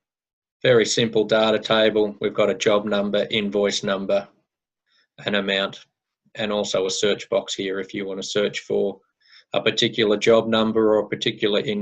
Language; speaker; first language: English; native; English